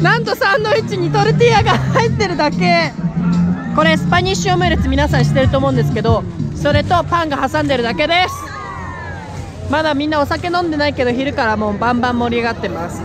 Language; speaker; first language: Japanese; native; Japanese